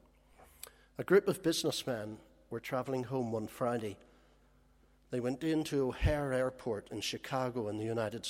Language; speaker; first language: English; native; English